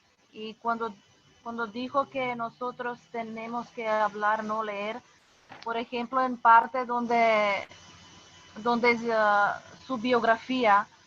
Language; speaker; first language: Spanish; non-native, fluent; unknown